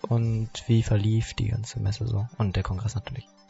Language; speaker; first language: German; native; German